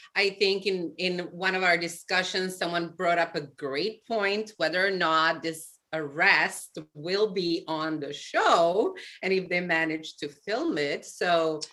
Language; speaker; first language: English; non-native, fluent; Albanian